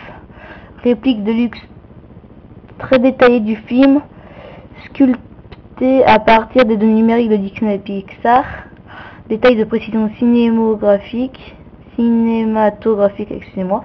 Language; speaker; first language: French; native; French